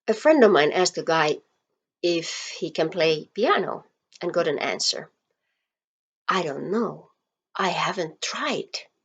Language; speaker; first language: English; non-native, fluent; Finnish